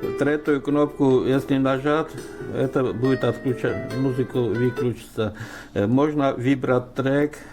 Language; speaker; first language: Russian; non-native, local second language; Armenian